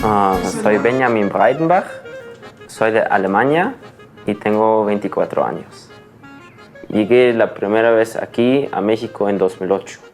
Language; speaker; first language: Spanish; non-native, fluent; German